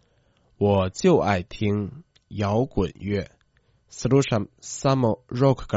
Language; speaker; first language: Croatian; non-native, fluent; Chinese